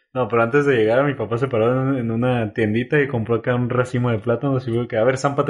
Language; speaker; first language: Spanish; native; Spanish